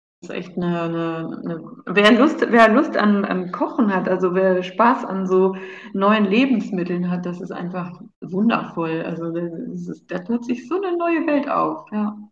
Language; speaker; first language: German; native; German